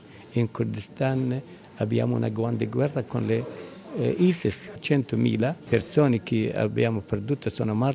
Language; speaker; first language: Italian; non-native, learner; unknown